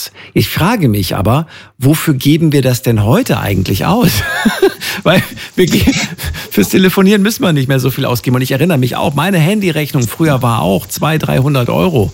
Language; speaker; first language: German; native; German